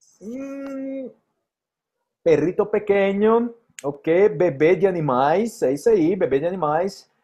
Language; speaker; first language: Portuguese; native; Portuguese